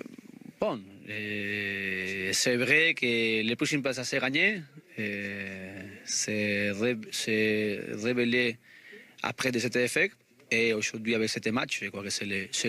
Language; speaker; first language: French; non-native, learner; Spanish